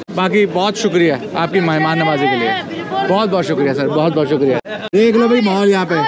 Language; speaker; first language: Hindi; native; Hindi